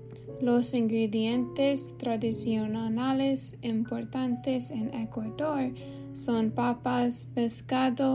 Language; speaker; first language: Spanish; non-native, learner; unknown